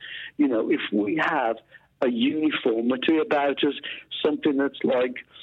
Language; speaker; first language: English; native; English